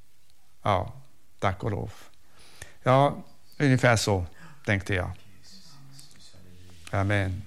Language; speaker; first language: Swedish; non-native, fluent; Arabic